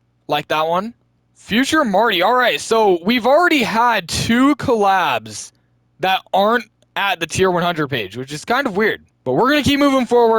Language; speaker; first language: English; native; English